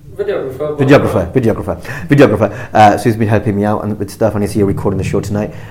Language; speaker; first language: English; native; English